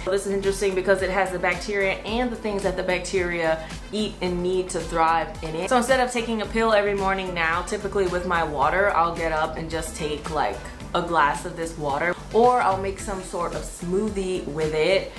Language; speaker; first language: English; native; English